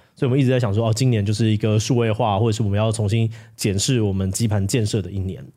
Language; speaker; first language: Chinese; native; Chinese